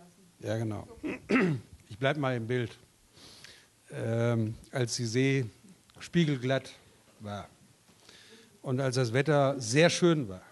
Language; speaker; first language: German; native; German